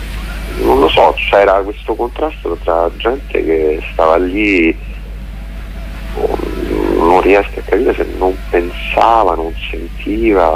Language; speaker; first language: Italian; native; Italian